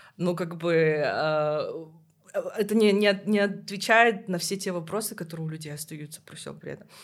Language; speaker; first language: Russian; native; Russian